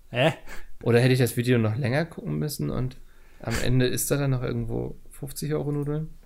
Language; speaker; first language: German; native; German